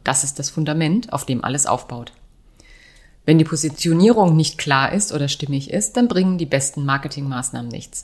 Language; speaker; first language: German; native; German